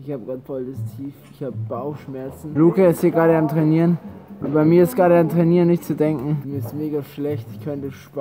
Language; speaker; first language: German; native; German